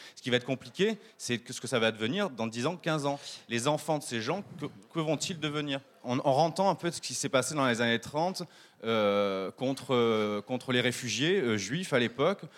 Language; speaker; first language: French; native; French